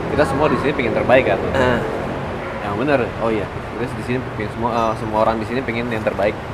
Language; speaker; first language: Indonesian; native; Indonesian